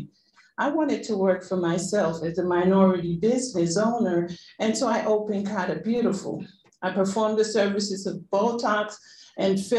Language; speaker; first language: English; non-native, fluent; Spanish